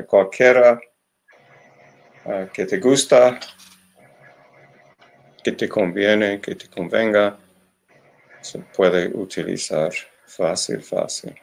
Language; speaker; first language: Spanish; non-native, learner; English